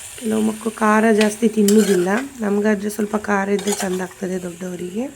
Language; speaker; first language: Kannada; non-native, local second language; Tulu